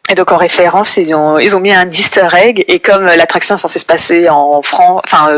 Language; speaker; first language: French; native; French